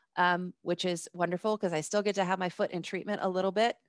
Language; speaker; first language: English; native; English